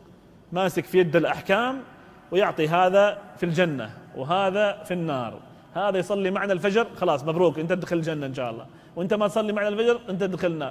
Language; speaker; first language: Arabic; native; Arabic